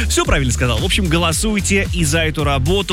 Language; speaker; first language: Russian; native; Russian